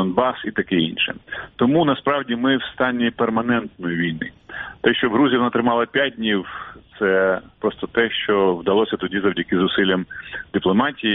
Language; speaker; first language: Ukrainian; native; Ukrainian